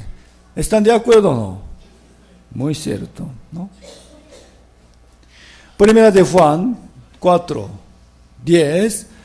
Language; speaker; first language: Spanish; non-native, fluent; Korean